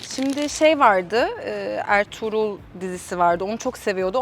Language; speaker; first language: Turkish; early bilingual, heritage; Turkish